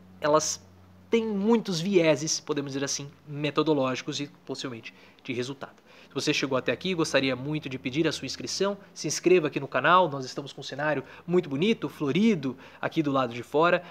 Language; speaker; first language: Portuguese; native; Portuguese